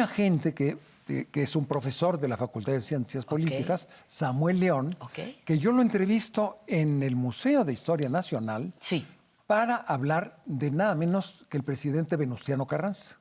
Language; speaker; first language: Spanish; native; Spanish